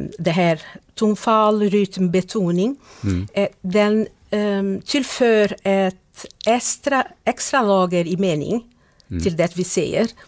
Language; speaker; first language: Swedish; non-native, fluent; Portuguese